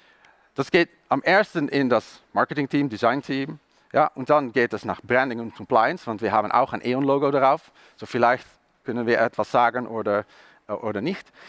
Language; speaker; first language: German; non-native, learner; Dutch